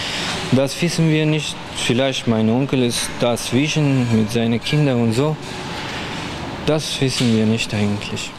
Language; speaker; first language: German; non-native, learner; Persian